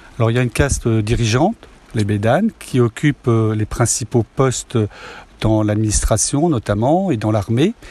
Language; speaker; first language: French; native; French